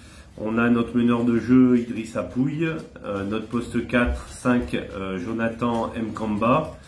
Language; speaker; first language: French; native; French